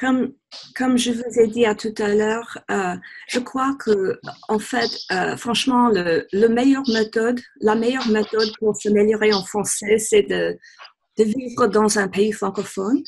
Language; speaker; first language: French; non-native, fluent; English